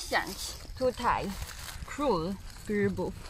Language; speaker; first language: Polish; non-native, learner; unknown